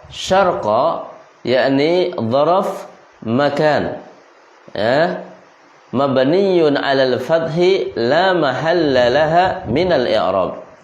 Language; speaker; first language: Arabic; non-native, fluent; Indonesian